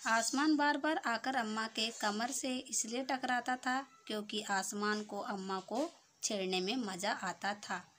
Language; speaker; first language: Hindi; native; Hindi